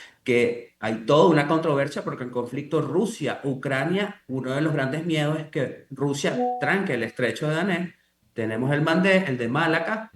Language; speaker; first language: Spanish; native; Spanish